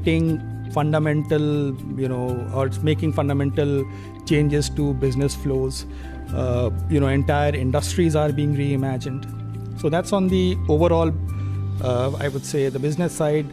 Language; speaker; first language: English; non-native, local second language; Hindi